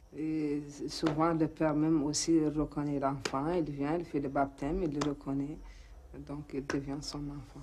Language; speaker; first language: French; non-native, local second language; Arabic